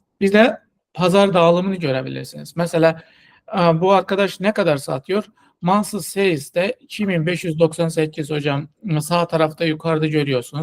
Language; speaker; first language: Turkish; non-native, fluent; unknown